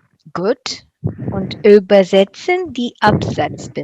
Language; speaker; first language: German; non-native, fluent; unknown